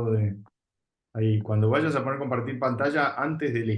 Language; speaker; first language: Spanish; native; Spanish